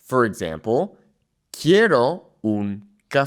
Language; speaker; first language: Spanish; non-native, fluent; English